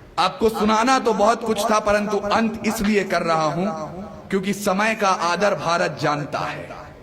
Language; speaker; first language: Hindi; native; Hindi